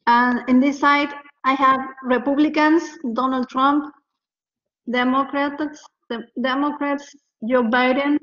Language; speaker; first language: English; non-native, learner; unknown